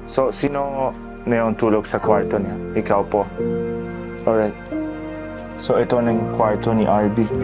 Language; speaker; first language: Filipino; non-native, learner; Arabic